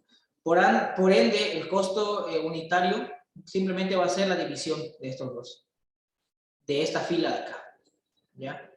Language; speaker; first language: Spanish; native; Spanish